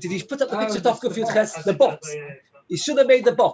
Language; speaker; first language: English; native; English